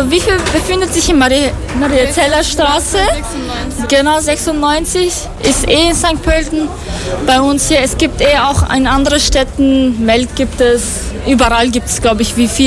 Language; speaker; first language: German; non-native, fluent; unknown